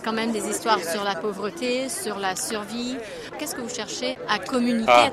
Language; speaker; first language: French; native; French